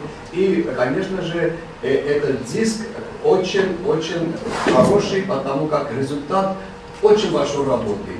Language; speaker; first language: Russian; non-native, local second language; Armenian